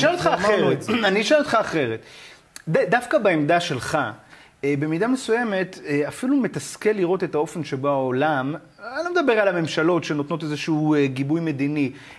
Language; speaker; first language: Hebrew; native; Hebrew